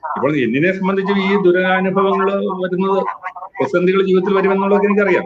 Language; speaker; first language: Malayalam; native; Malayalam